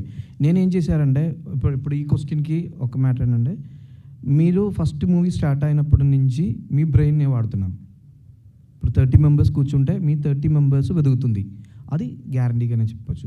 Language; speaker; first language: Telugu; non-native, local second language; Malayalam